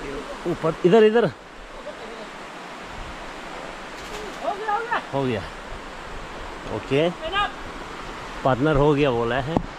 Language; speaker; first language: Hindi; non-native, local second language; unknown